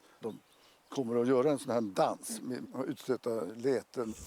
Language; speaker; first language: Swedish; native; Swedish